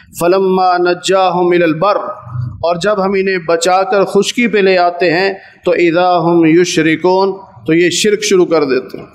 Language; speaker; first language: Urdu; non-native, local second language; Punjabi